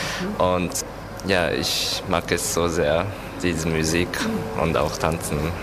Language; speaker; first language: German; non-native, learner; Japanese